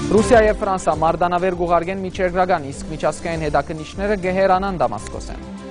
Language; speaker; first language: Armenian; early bilingual, heritage; Armenian